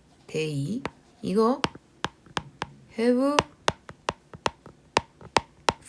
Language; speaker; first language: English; non-native, fluent; Korean